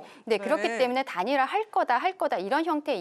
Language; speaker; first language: Korean; native; Korean